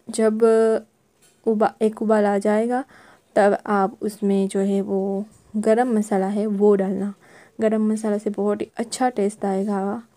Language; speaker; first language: Hindi; non-native, local second language; Gujarati